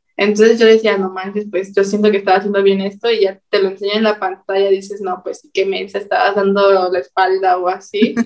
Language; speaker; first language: Spanish; native; Spanish